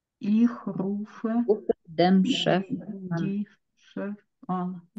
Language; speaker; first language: German; non-native, learner; Ukrainian